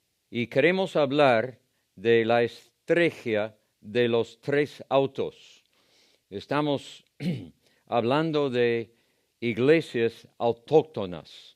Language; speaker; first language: Spanish; non-native, fluent; English